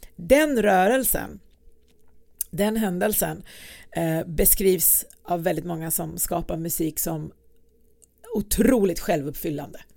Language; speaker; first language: Swedish; early bilingual, other home language; Persian